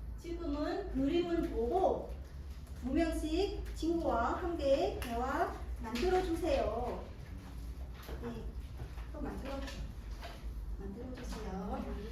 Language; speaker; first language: Korean; non-native, fluent; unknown